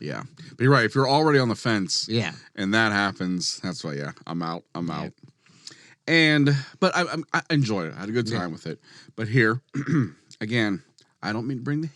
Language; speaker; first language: English; native; English